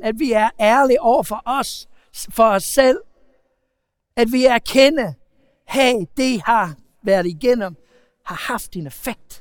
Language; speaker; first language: Danish; non-native, fluent; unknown